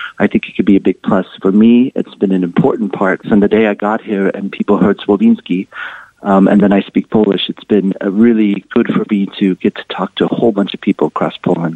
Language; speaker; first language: English; native; English